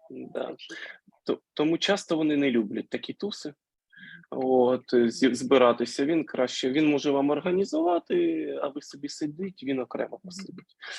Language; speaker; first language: Ukrainian; native; Ukrainian